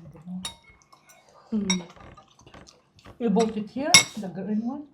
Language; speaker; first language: English; non-native, fluent; Filipino